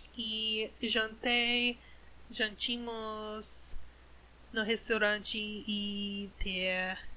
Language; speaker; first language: Portuguese; non-native, learner; English